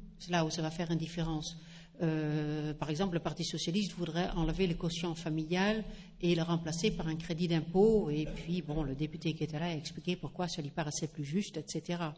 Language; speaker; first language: French; non-native, fluent; Dutch